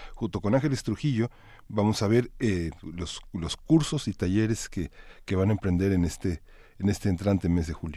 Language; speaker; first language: Spanish; native; Spanish